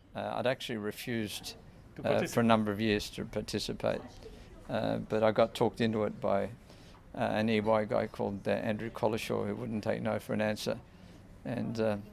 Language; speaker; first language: English; native; English